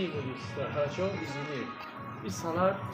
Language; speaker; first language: Russian; non-native, learner; Tajik